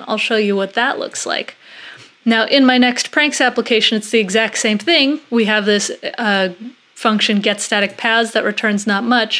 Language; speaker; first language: English; native; English